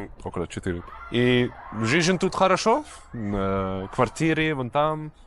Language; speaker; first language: Russian; non-native, learner; Dutch